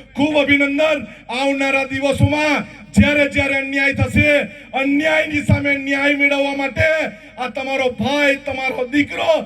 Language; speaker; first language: Gujarati; non-native, local second language; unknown